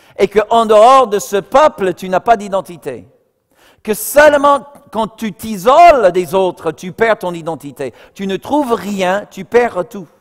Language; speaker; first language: French; non-native, fluent; English